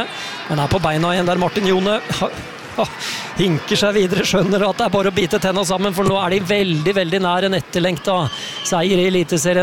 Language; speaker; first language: Norwegian; native; Norwegian